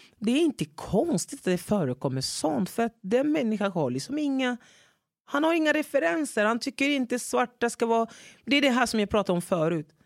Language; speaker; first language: Swedish; non-native, fluent; French